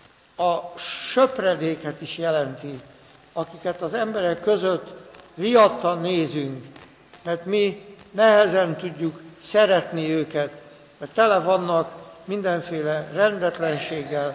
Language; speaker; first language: Hungarian; native; Hungarian